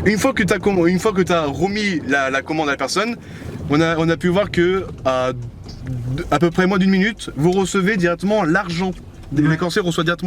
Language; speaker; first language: French; native; French